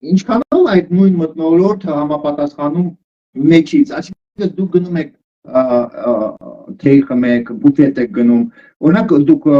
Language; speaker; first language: Armenian; early bilingual, heritage; Armenian